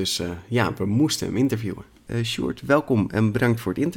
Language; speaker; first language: Dutch; native; Dutch